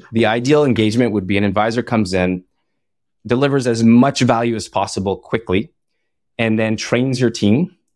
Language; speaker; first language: English; native; English